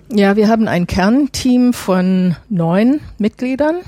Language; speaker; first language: German; non-native, fluent; English